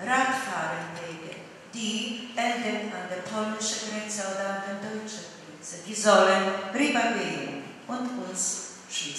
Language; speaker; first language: German; non-native, fluent; Polish